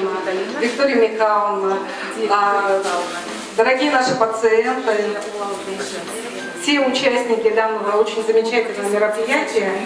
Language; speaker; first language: Russian; native; Russian